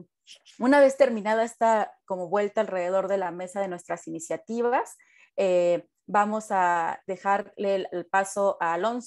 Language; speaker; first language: Spanish; native; Spanish